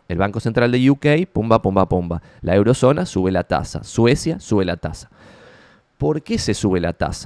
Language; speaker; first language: Spanish; native; Spanish